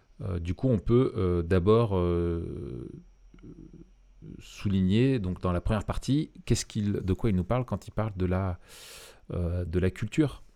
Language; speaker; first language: French; native; French